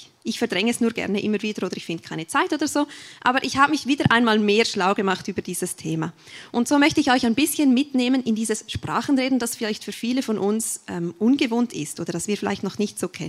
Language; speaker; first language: German; native; German